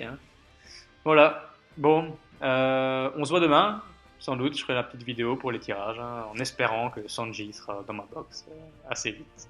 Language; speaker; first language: French; native; French